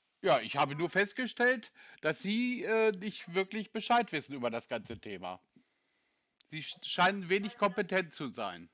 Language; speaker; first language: German; native; German